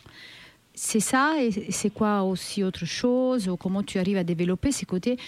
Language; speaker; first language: French; native; French